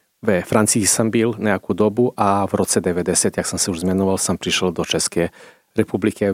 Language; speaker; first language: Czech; non-native, fluent; Serbian